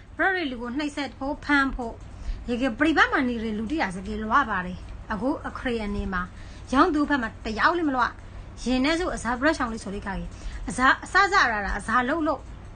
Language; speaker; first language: Burmese; native; Burmese